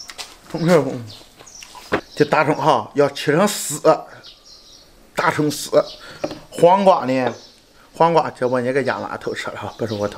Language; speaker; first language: Chinese; native; Chinese